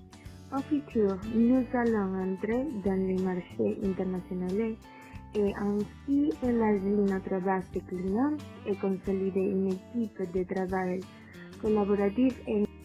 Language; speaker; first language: French; non-native, learner; Spanish